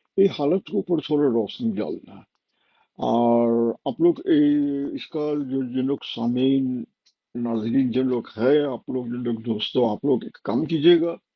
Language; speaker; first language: Hindi; non-native, fluent; Bangla